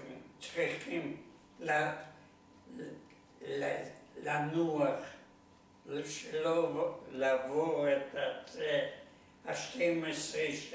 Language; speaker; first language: Hebrew; non-native, learner; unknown